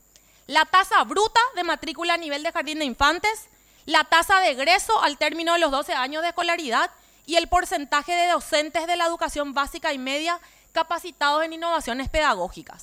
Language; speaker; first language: Spanish; native; Spanish